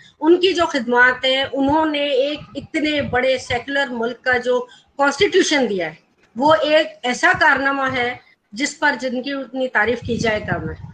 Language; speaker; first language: Urdu; non-native, local second language; Gujarati